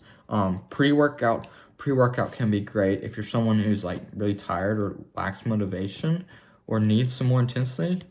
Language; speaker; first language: English; native; English